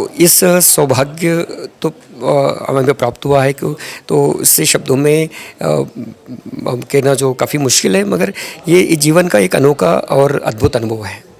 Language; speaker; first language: Hindi; non-native, local second language; Telugu